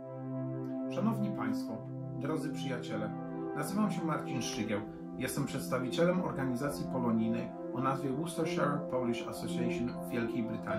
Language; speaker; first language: Polish; native; Polish